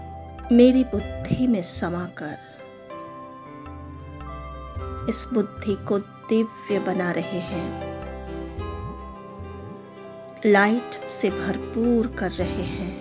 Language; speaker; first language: Hindi; native; Hindi